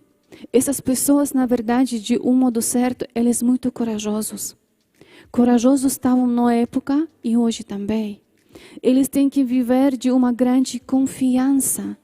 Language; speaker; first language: Portuguese; non-native, fluent; Polish